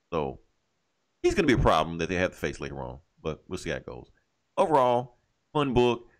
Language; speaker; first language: English; native; English